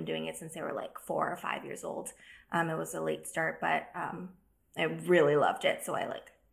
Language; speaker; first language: English; native; English